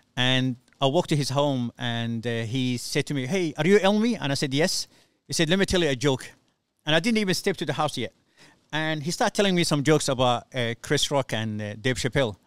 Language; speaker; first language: English; non-native, fluent; Somali